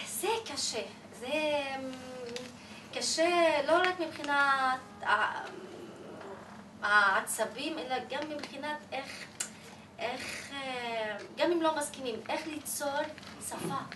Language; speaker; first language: Hebrew; non-native, local second language; Arabic